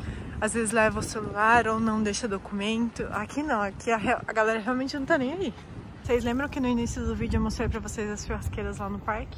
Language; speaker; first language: Portuguese; native; Portuguese